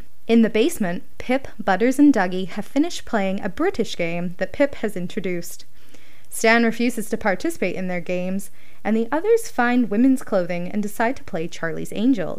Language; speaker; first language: English; native; English